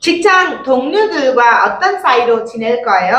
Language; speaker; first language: Korean; non-native, fluent; Nepali